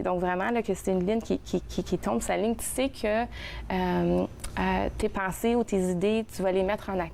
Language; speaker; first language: French; native; French